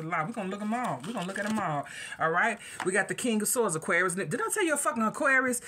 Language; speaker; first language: English; native; English